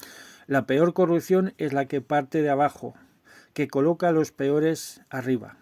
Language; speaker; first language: Spanish; native; Spanish